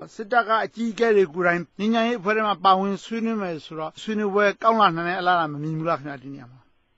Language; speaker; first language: Burmese; native; Burmese